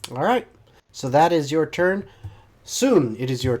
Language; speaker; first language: English; native; English